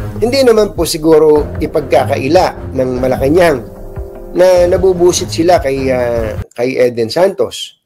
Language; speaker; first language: Filipino; native; Filipino